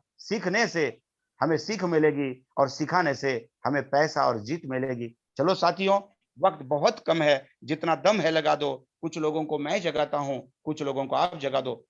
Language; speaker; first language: Hindi; non-native, local second language; Kannada